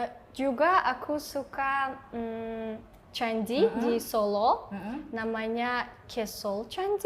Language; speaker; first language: Indonesian; non-native, learner; Tajik